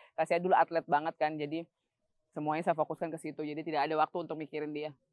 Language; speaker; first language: Indonesian; native; Indonesian